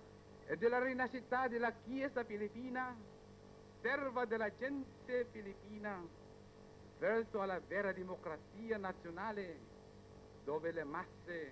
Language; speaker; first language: Italian; non-native, fluent; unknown